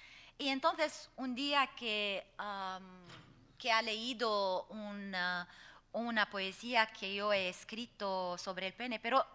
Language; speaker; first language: Spanish; non-native, fluent; Arabic